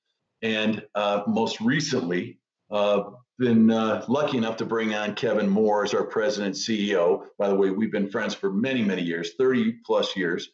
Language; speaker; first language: English; native; English